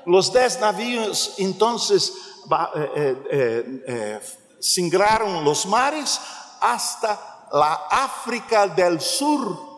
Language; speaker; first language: Spanish; non-native, learner; Portuguese